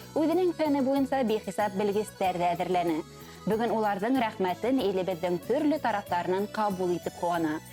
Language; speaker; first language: Tatar; non-native, local second language; Bashkir